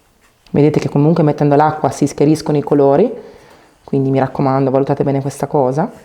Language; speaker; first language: Italian; native; Italian